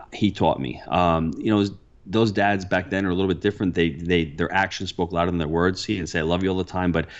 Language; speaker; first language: English; early bilingual, other home language; Italian